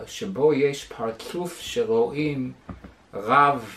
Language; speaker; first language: Hebrew; non-native, fluent; English